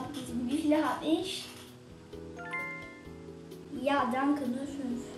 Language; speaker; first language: German; non-native, learner; Portuguese